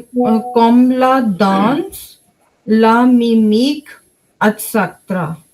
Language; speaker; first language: French; non-native, learner; Hindi